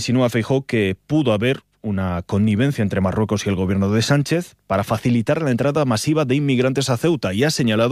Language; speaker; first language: Spanish; native; Spanish